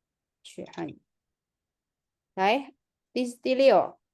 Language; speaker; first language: Chinese; non-native, fluent; Indonesian